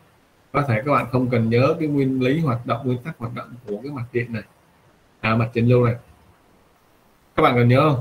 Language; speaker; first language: Vietnamese; native; Vietnamese